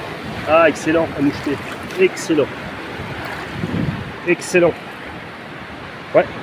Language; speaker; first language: French; native; French